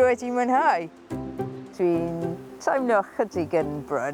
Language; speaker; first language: Welsh; non-native, local second language; English